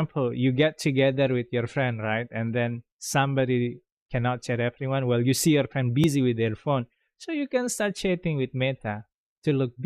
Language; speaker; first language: English; non-native, fluent; Indonesian